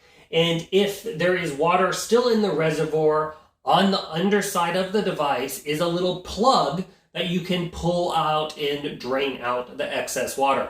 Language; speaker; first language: English; native; English